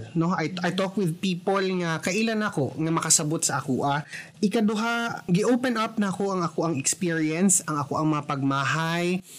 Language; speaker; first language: Cebuano; non-native, local second language; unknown